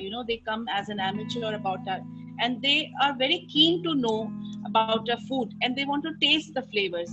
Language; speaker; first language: English; non-native, local second language; Assamese